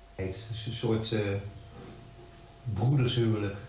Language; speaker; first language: Dutch; native; Dutch